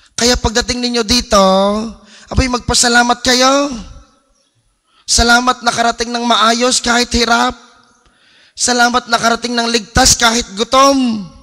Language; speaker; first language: Filipino; native; Filipino